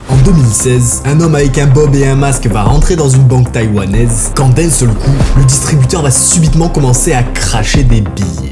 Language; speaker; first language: French; native; French